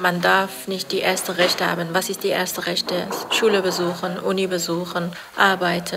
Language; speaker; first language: German; non-native, learner; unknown